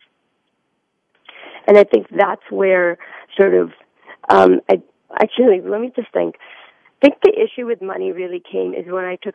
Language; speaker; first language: English; early bilingual, other home language; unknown